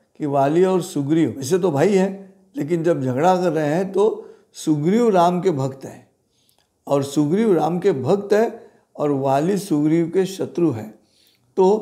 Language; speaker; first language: Hindi; non-native, local second language; Marathi